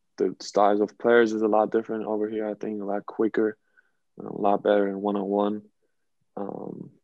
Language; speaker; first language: English; non-native, fluent; German